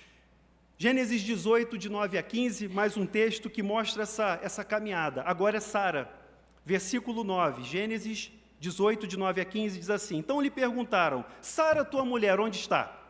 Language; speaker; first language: Portuguese; native; Portuguese